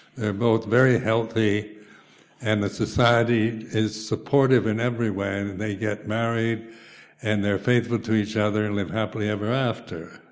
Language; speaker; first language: English; native; English